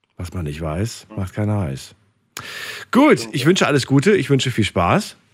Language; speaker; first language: German; native; German